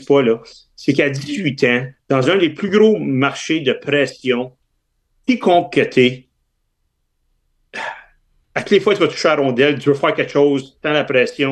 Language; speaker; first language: French; native; French